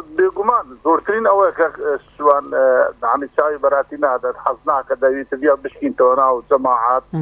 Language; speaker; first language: Central Kurdish; non-native, local second language; Kurdish